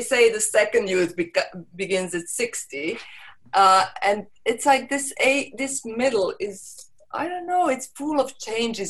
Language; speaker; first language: English; non-native, fluent; Serbian